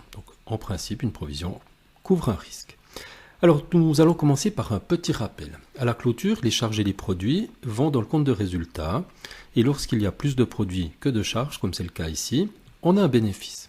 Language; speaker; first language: French; native; French